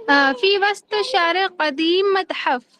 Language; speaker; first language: Arabic; non-native, learner; Urdu